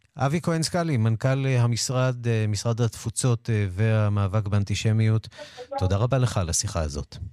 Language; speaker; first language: Hebrew; native; Hebrew